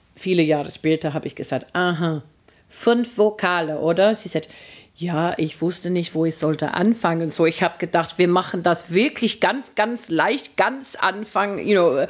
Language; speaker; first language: German; non-native, fluent; English